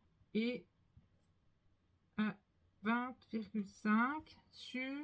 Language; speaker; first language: French; native; French